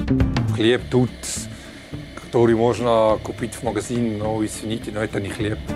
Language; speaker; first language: Russian; non-native, learner; German